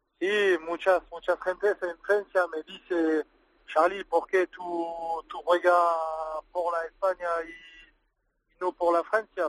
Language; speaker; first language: Spanish; non-native, learner; French